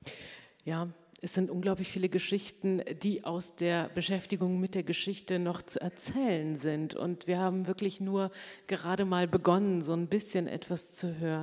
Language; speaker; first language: German; native; German